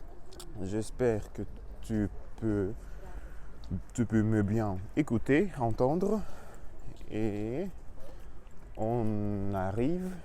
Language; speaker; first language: French; non-native, learner; Russian